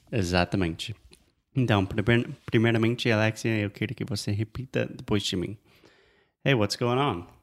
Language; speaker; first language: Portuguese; non-native, fluent; English